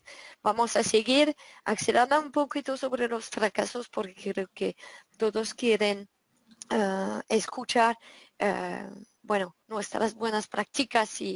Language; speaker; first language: Spanish; non-native, fluent; French